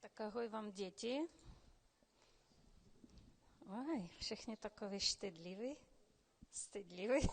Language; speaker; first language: Czech; early bilingual, heritage; Ukrainian